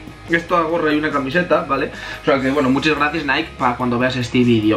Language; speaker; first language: Spanish; native; Spanish